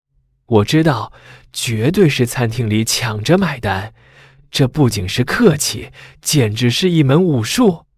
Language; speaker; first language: Chinese; native; Chinese